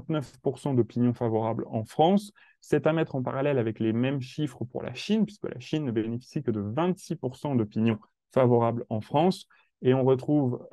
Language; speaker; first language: French; native; French